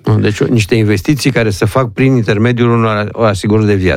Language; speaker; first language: Romanian; native; Romanian